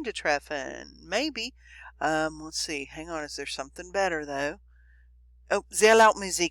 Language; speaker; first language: German; non-native, fluent; English